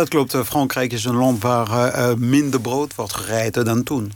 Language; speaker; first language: Dutch; non-native, fluent; French